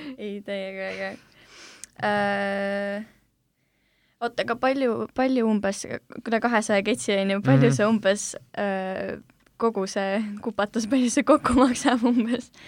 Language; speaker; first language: Estonian; native; Estonian